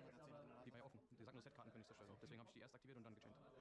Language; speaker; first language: German; native; German